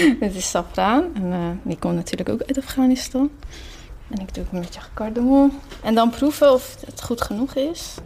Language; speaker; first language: Dutch; early bilingual, other home language; Persian